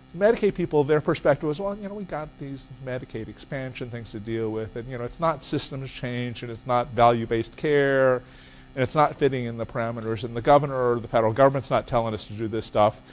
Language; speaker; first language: English; native; English